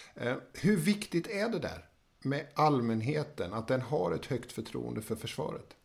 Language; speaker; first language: Swedish; native; Swedish